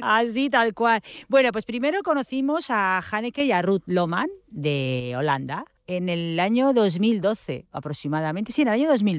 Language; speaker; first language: Spanish; native; Spanish